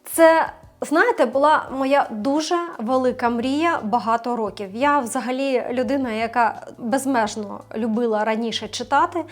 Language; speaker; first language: Ukrainian; non-native, local second language; Russian